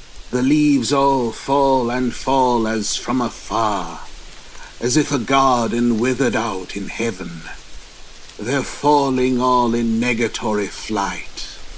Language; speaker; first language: English; native; English